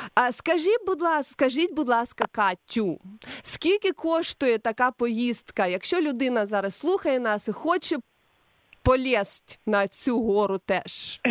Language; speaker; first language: Ukrainian; native; Ukrainian